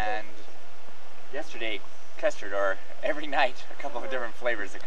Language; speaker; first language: English; native; English